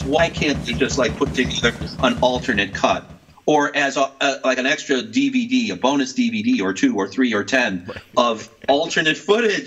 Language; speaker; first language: English; native; English